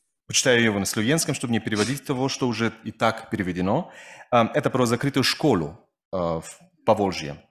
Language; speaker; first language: Russian; non-native, fluent; Slovenian